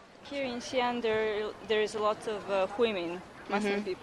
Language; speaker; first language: English; non-native, fluent; Serbian